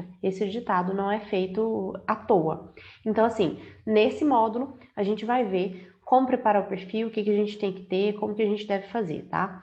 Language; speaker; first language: Portuguese; native; Portuguese